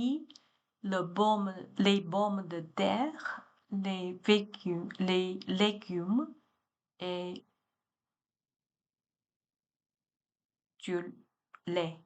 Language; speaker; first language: French; non-native, learner; Chinese